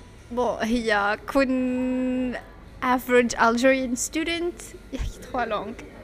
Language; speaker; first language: English; non-native, fluent; Arabic